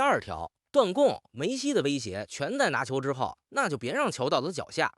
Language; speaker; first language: Chinese; native; Chinese